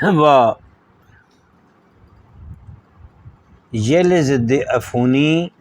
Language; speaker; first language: Persian; non-native, fluent; Urdu